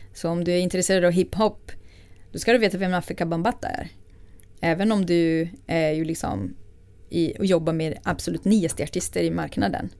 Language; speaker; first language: Swedish; non-native, fluent; Portuguese